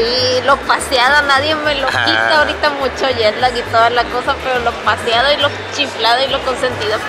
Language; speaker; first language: Spanish; native; Spanish